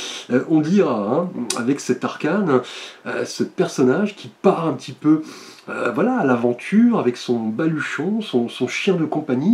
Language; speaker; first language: French; native; French